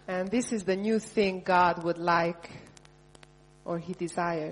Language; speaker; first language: English; non-native, fluent; Hungarian